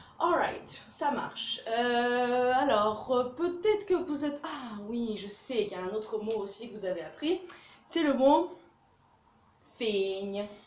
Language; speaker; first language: French; native; French